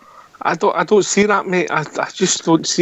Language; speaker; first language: English; native; English